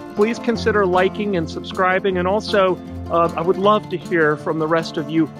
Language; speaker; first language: English; native; English